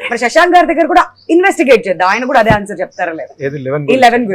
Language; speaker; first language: Telugu; native; Telugu